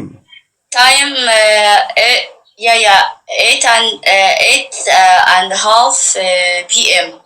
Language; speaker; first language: English; non-native, learner; Arabic